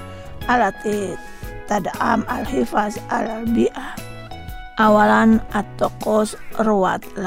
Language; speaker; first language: Arabic; non-native, fluent; Indonesian